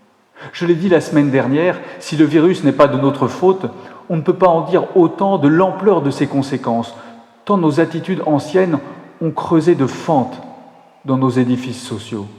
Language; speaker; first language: French; native; French